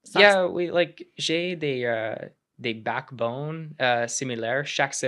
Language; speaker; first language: French; non-native, local second language; English